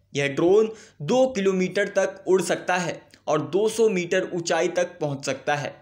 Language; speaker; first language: Hindi; native; Hindi